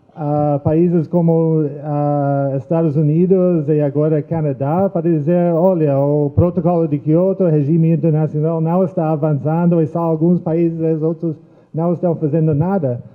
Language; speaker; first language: Portuguese; non-native, fluent; English